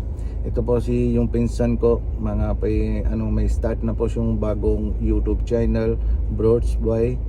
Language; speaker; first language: Filipino; non-native, learner; Punjabi